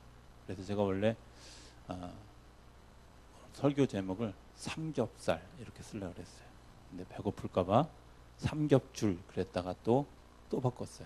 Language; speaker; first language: Korean; native; Korean